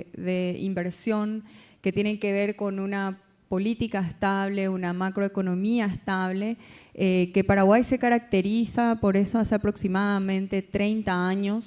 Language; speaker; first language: Spanish; native; Spanish